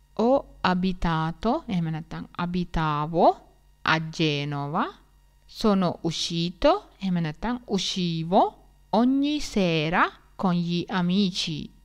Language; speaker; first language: Italian; non-native, fluent; Sinhala